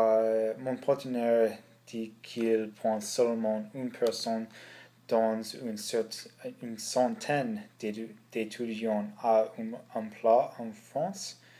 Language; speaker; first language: French; non-native, learner; English